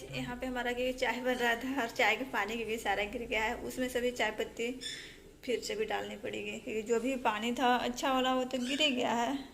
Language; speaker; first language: Hindi; native; Hindi